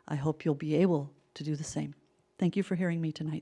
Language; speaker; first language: English; native; English